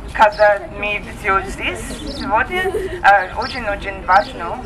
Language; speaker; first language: Russian; non-native, learner; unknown